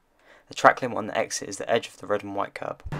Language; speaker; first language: English; native; English